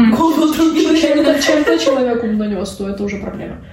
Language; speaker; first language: Russian; non-native, local second language; Belarusian